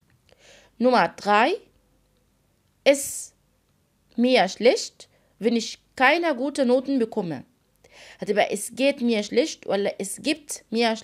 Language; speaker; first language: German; non-native, fluent; Arabic